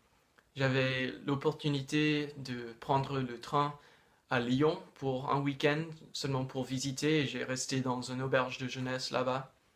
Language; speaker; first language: French; non-native, fluent; English